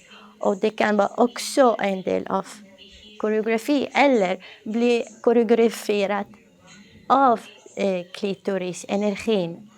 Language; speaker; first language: Swedish; non-native, fluent; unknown